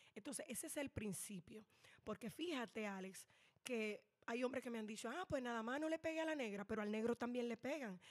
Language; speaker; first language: Spanish; native; Spanish